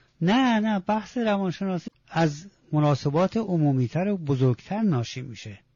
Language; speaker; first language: Persian; non-native, local second language; Azerbaijani